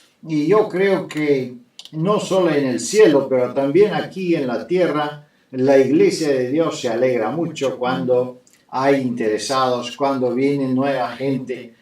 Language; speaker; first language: Spanish; non-native, fluent; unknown